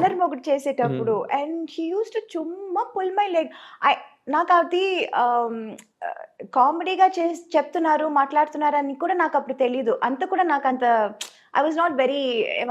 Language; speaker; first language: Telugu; non-native, local second language; Tamil